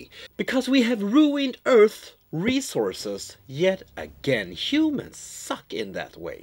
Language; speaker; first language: English; non-native, fluent; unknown